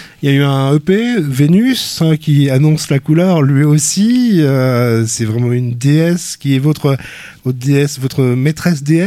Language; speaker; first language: French; native; French